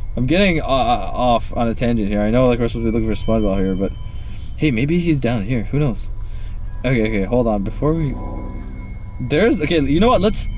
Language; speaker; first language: English; native; English